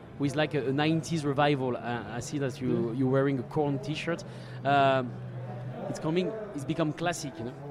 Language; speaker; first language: English; non-native, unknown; French